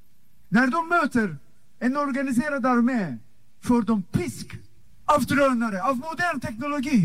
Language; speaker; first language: Swedish; non-native, fluent; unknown